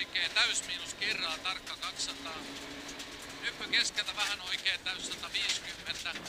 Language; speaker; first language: Finnish; native; Finnish